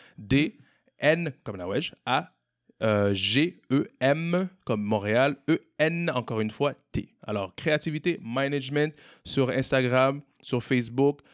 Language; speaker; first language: French; native; French